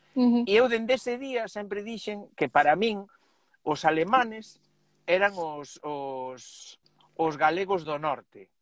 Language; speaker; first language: Galician; non-native, local second language; Spanish